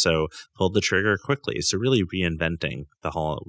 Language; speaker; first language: English; native; English